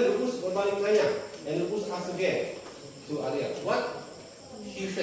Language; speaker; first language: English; non-native, fluent; Indonesian